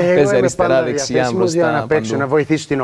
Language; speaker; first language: Greek; non-native, learner; Portuguese